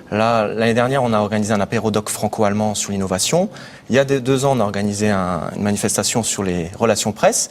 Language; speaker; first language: French; native; French